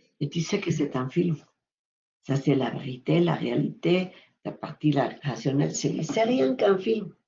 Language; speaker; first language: French; non-native, fluent; Spanish